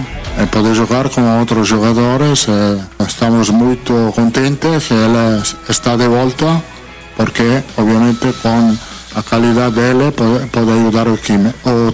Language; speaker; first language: Portuguese; non-native, fluent; Italian